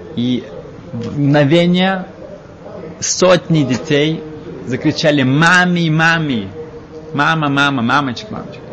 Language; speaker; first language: Russian; early bilingual, heritage; Russian